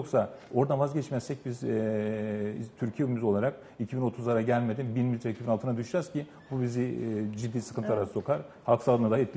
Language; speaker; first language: Turkish; native; Turkish